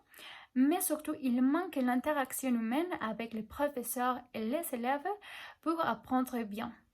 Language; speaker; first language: French; non-native, learner; Spanish